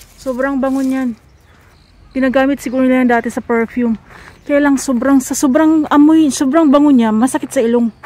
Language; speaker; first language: Filipino; non-native, local second language; Cebuano